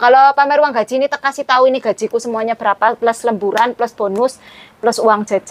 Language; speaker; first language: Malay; non-native, local second language; Javanese